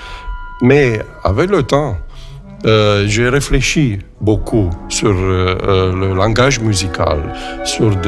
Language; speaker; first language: French; non-native, fluent; Romanian